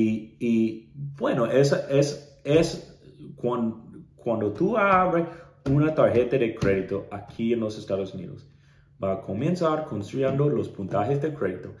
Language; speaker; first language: Spanish; non-native, learner; English